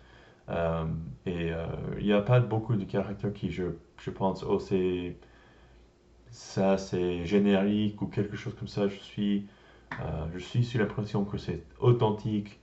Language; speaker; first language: French; non-native, learner; English